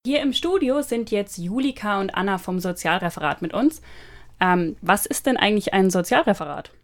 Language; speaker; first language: German; native; German